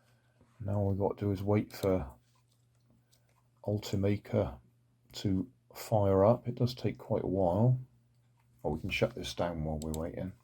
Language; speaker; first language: English; native; English